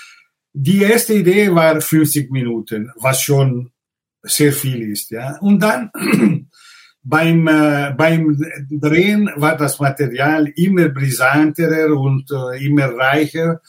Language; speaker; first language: German; non-native, fluent; Italian